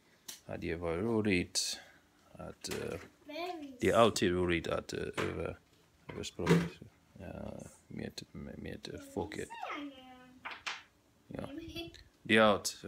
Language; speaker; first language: Swedish; non-native, learner; English